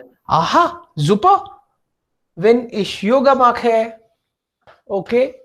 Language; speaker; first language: German; non-native, fluent; Hindi